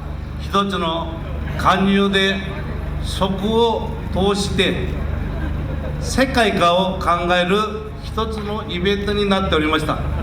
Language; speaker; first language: Japanese; non-native, fluent; Korean